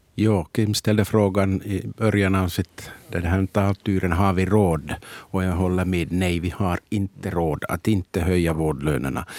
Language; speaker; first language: Swedish; native; Swedish